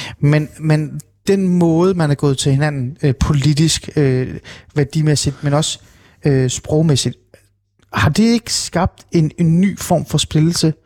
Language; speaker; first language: Danish; non-native, local second language; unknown